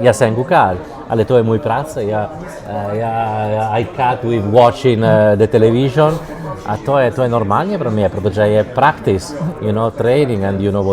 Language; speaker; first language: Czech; non-native, learner; Italian